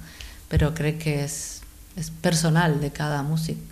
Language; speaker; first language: Catalan; non-native, fluent; Spanish